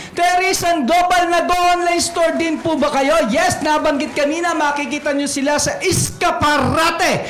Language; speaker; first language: Filipino; native; Filipino